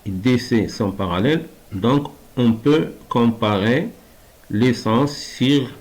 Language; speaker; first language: French; non-native, local second language; Arabic